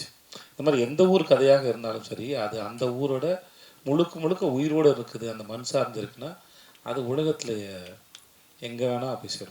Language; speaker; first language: Tamil; native; Tamil